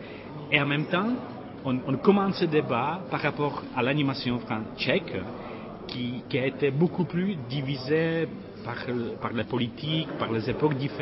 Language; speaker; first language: French; non-native, fluent; Czech